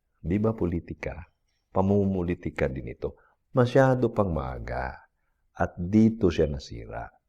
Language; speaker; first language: Filipino; non-native, local second language; Cebuano